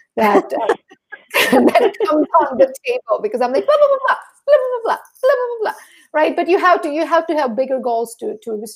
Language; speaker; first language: English; early bilingual, other home language; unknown